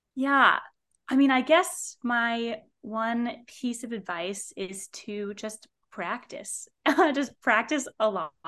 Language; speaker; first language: English; native; English